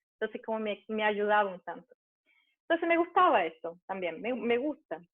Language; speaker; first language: Spanish; early bilingual, heritage; Spanish